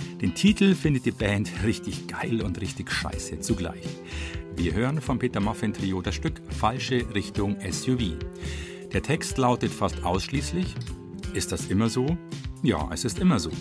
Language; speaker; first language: German; native; German